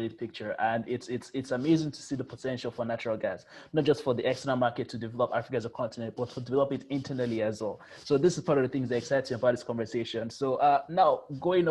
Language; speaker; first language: English; non-native, local second language; Yoruba